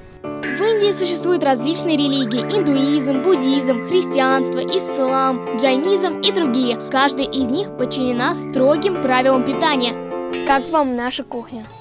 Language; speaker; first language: Russian; native; Russian